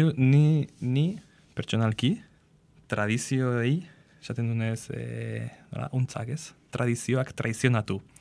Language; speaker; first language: Basque; non-native, local second language; Spanish